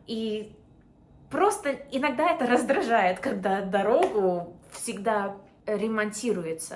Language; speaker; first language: Russian; non-native, fluent; English